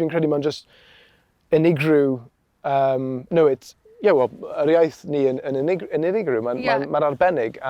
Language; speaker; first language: Welsh; non-native, local second language; English